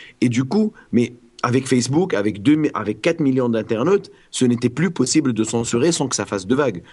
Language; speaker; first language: French; non-native, local second language; Arabic